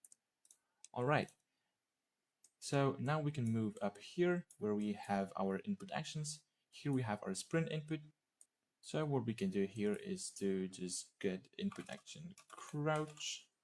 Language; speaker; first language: English; non-native, fluent; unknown